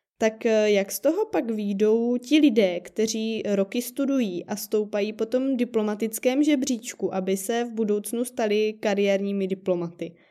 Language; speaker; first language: Czech; native; Czech